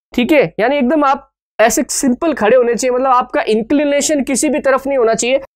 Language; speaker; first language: Hindi; native; Hindi